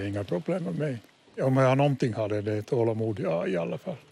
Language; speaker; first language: Swedish; non-native, fluent; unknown